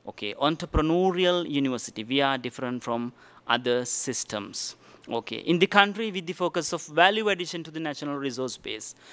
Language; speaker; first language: English; non-native, local second language; Sinhala